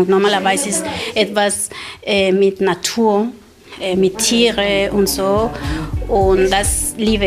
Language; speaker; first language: German; non-native, learner; Spanish